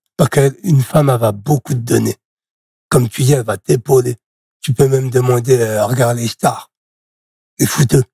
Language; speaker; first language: French; native; French